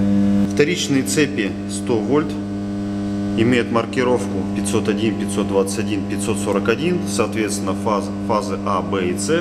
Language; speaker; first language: Russian; native; Russian